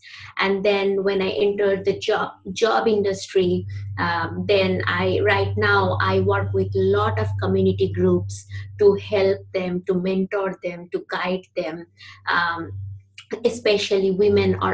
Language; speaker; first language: English; non-native, local second language; Bangla